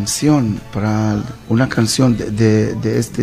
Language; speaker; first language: Spanish; non-native, learner; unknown